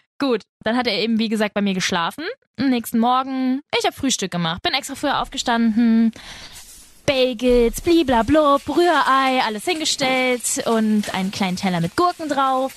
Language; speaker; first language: German; early bilingual, other home language; Spanish